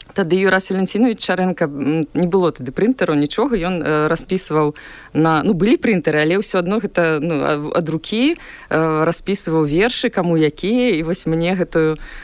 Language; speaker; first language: Belarusian; non-native, local second language; Russian